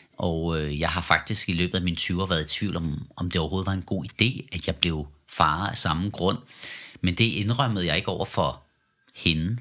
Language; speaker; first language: Danish; early bilingual, other home language; Persian